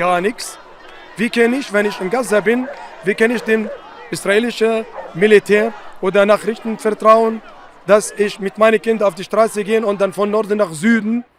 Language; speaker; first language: German; non-native, fluent; Arabic